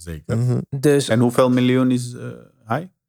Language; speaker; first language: Dutch; non-native, fluent; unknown